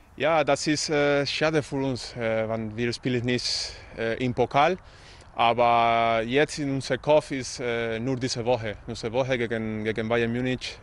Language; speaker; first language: German; non-native, learner; Spanish